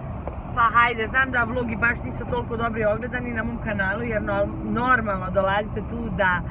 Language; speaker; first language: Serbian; early bilingual, heritage; Serbian